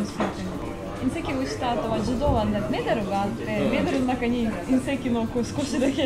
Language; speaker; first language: Japanese; non-native, fluent; Russian